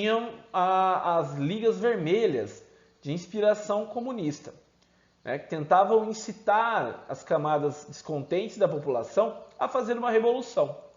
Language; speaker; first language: Portuguese; native; Portuguese